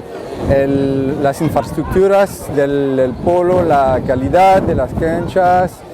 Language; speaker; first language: Spanish; non-native, fluent; French